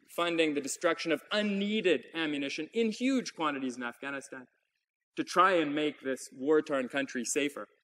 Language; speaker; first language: English; native; English